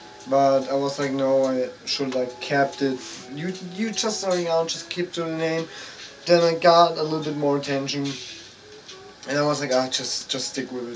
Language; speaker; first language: English; non-native, fluent; German